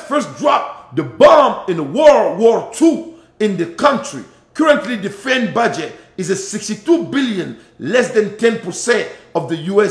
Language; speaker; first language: English; non-native, learner; Bambara